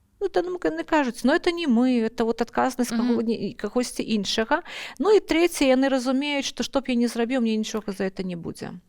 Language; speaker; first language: Belarusian; non-native, local second language; Russian